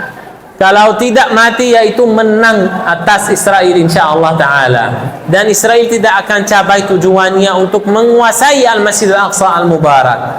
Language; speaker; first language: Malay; non-native, fluent; Arabic